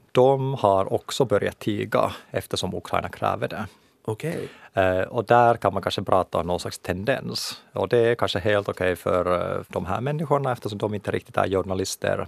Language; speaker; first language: Swedish; non-native, local second language; Finnish